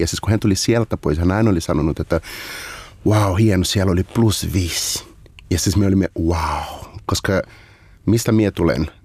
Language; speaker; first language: Finnish; non-native, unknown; Portuguese